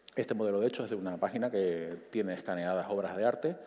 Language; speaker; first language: Spanish; native; Spanish